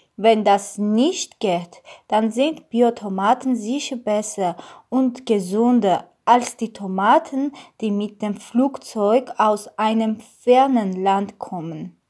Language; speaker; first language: German; non-native, learner; Armenian